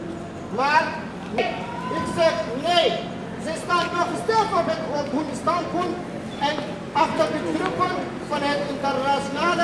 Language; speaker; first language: Dutch; non-native, fluent; Persian